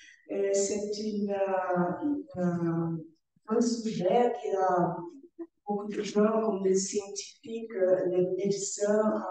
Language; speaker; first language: French; non-native, learner; Portuguese